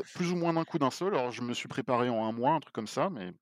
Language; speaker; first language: French; native; French